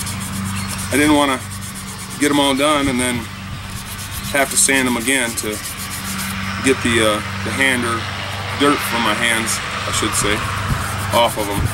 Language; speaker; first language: English; native; English